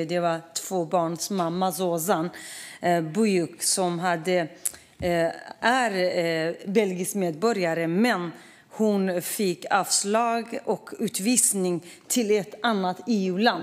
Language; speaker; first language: Swedish; non-native, fluent; Kurdish